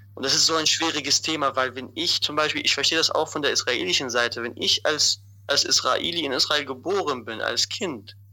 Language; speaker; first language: German; non-native, fluent; Arabic